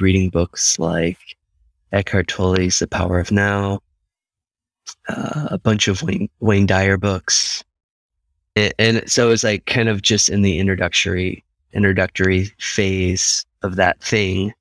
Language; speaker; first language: English; native; English